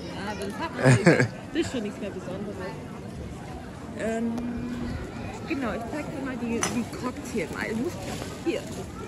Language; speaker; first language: German; native; German